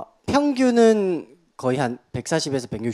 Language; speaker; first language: Korean; native; Korean